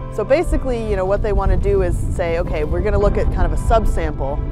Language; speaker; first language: English; native; English